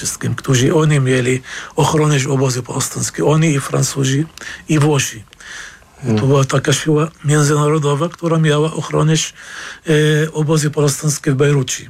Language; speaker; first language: Polish; non-native, fluent; Arabic